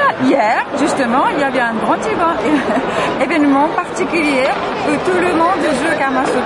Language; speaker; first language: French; non-native, fluent; Japanese